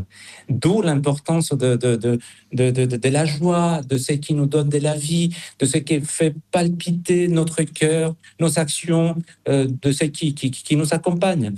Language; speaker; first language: French; non-native, fluent; Spanish